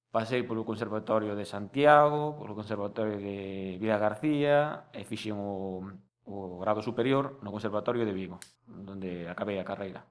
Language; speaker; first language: Galician; native; Galician